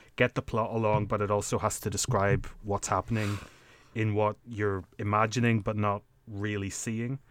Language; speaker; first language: English; native; English